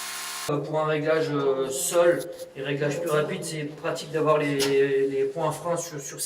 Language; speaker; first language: French; native; French